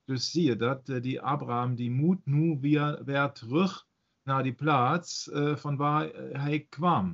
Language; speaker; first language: Dutch; non-native, learner; German